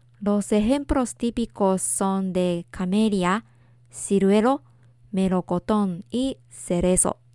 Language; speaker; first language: Spanish; non-native, fluent; Japanese